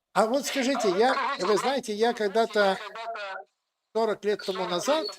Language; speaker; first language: Russian; non-native, local second language; Ukrainian